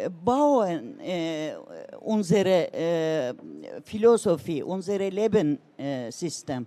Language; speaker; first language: German; non-native, learner; Turkish